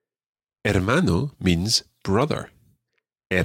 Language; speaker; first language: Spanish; non-native, fluent; English